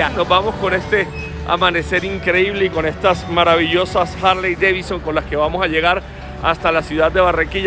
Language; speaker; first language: Spanish; native; Spanish